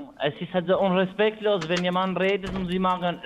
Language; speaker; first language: German; non-native, fluent; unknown